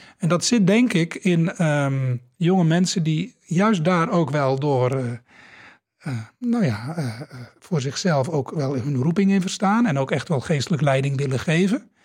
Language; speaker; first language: Dutch; native; Dutch